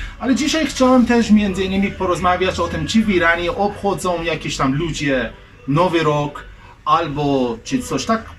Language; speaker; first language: Polish; non-native, learner; Persian